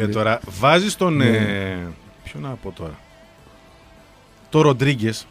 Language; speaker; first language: Greek; native; Greek